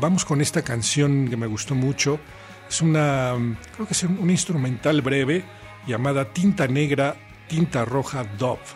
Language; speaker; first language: Spanish; native; Spanish